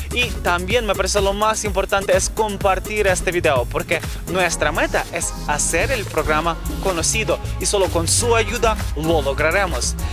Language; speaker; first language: Spanish; non-native, fluent; Ukrainian